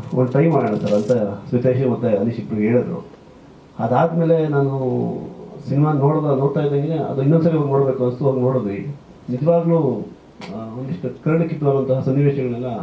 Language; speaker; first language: Kannada; native; Kannada